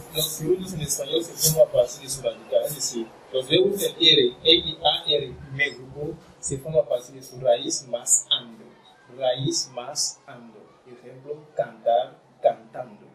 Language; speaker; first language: Spanish; non-native, fluent; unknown